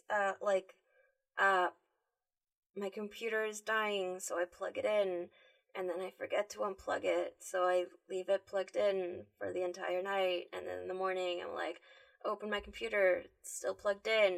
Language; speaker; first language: English; early bilingual, other home language; Spanish